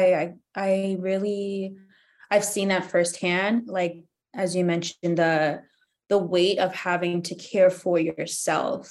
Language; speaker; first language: English; native; English